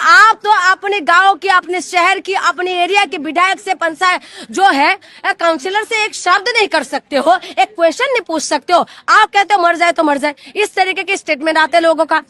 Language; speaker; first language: Hindi; non-native, local second language; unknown